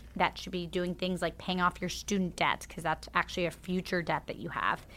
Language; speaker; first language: English; native; English